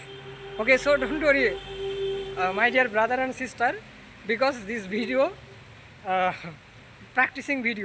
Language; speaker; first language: English; non-native, learner; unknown